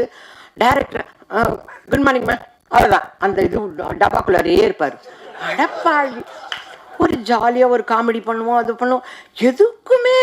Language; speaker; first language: Tamil; native; Tamil